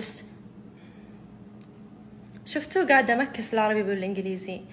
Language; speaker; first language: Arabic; early bilingual, heritage; Arabic